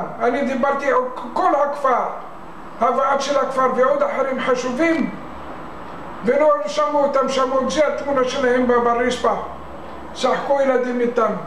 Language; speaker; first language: Hebrew; non-native, fluent; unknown